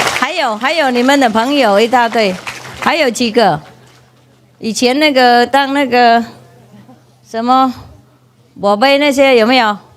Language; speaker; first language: Chinese; non-native, fluent; Vietnamese